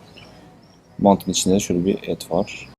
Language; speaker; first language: Turkish; native; Turkish